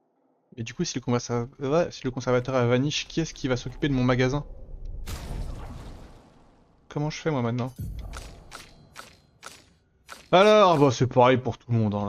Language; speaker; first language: French; native; French